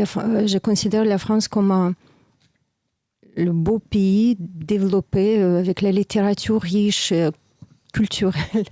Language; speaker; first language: French; non-native, fluent; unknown